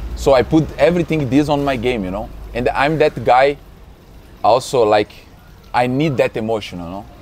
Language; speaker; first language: English; non-native, learner; Portuguese